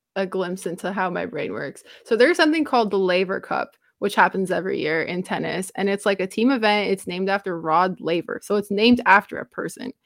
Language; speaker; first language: English; non-native, fluent; Romanian